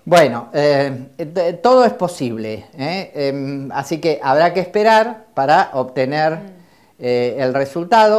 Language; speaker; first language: Spanish; native; Spanish